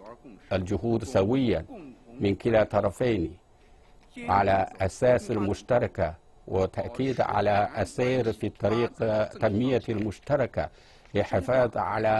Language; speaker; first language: Arabic; non-native, fluent; Chinese